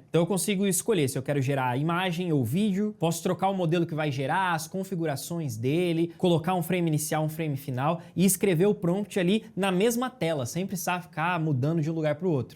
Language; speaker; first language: Portuguese; native; Portuguese